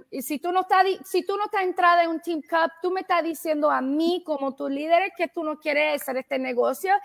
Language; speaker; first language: Spanish; early bilingual, heritage; Spanish